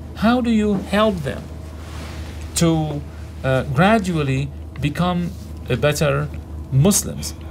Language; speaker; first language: English; non-native, fluent; Arabic